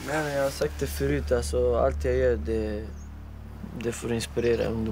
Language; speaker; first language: Swedish; non-native, local second language; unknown